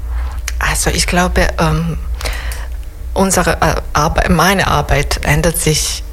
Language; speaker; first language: German; non-native, fluent; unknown